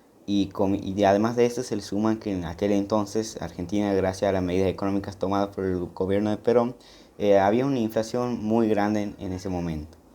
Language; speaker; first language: Spanish; native; Spanish